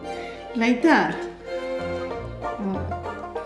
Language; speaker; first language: English; non-native, learner; Spanish